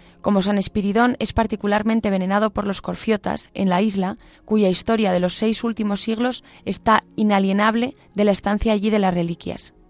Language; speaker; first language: Spanish; native; Spanish